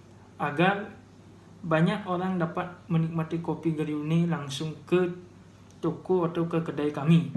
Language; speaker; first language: Indonesian; native; Indonesian